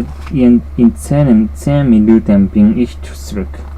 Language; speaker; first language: German; non-native, learner; Japanese